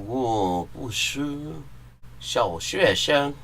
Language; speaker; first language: Chinese; non-native, learner; English